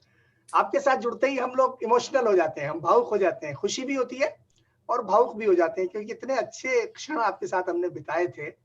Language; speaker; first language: Hindi; native; Hindi